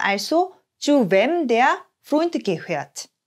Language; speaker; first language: German; non-native, fluent; Korean